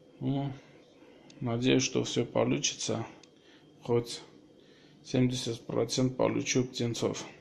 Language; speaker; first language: Russian; non-native, local second language; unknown